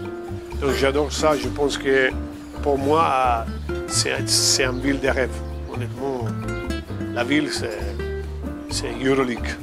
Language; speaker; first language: French; non-native, fluent; Italian